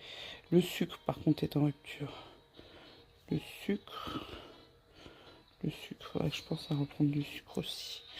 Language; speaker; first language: French; native; French